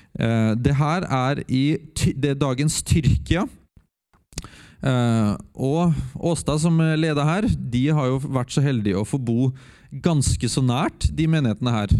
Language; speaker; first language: Norwegian; native; Norwegian